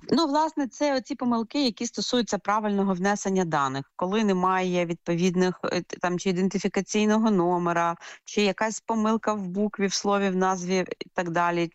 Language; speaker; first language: Ukrainian; native; Ukrainian